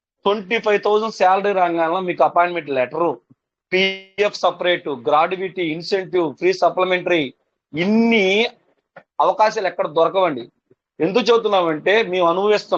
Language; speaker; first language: Telugu; native; Telugu